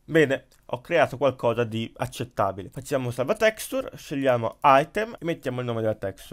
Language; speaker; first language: Italian; native; Italian